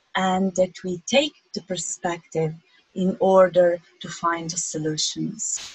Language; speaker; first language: English; non-native, fluent; Slovenian